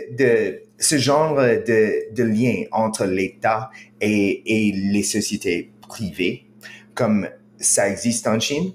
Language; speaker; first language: French; non-native, fluent; English